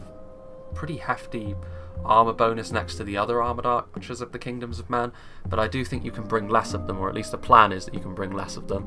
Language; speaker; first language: English; native; English